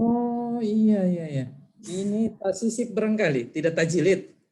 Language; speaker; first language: Indonesian; native; Indonesian